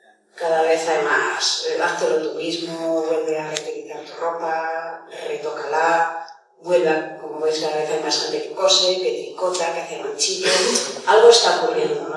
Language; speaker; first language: Spanish; native; Spanish